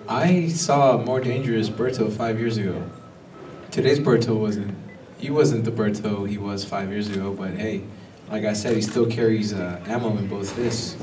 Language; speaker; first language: English; early bilingual, other home language; Spanish